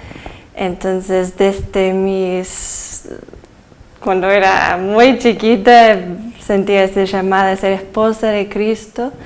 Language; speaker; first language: Spanish; early bilingual, heritage; Spanish